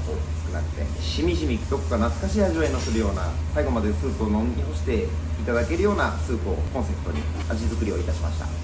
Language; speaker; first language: Japanese; native; Japanese